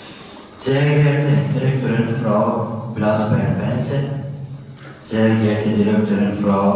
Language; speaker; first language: German; non-native, learner; Turkish